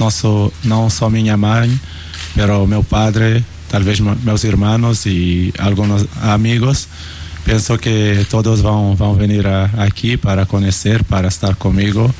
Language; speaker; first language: Portuguese; non-native, local second language; Kabuverdianu